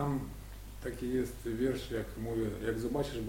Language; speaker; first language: Polish; non-native, learner; Ukrainian